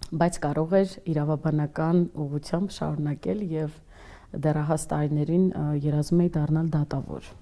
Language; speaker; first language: Armenian; native; Armenian